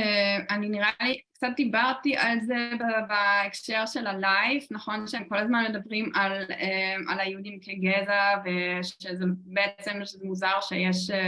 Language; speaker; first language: Hebrew; non-native, fluent; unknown